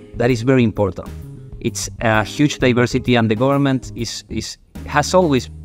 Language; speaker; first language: English; non-native, fluent; Spanish